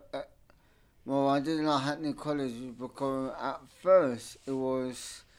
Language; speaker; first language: English; non-native, fluent; Turkish